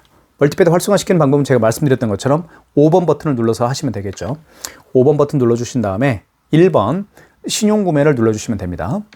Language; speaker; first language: Korean; native; Korean